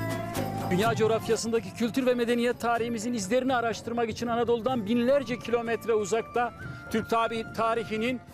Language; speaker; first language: Turkish; native; Turkish